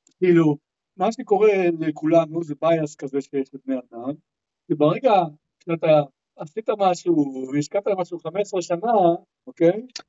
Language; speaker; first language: Hebrew; native; Hebrew